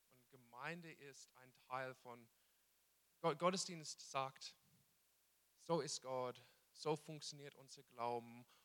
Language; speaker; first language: German; non-native, fluent; English